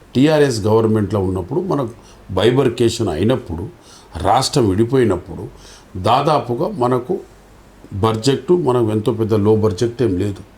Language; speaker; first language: Telugu; non-native, local second language; Lambadi